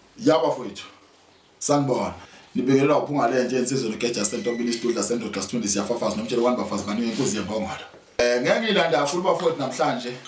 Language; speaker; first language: Zulu; native; Zulu